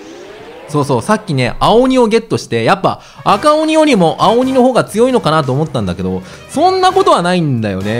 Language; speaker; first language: Japanese; native; Japanese